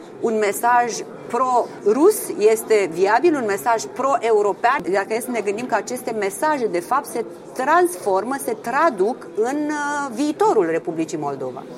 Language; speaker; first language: Romanian; native; Romanian